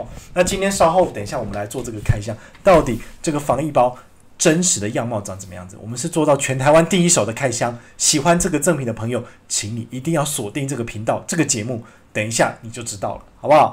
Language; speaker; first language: Chinese; native; Chinese